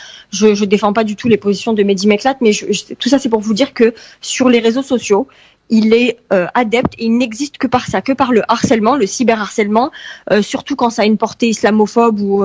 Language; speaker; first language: French; early bilingual, heritage; French